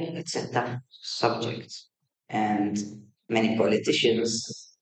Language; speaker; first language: English; non-native, fluent; Maltese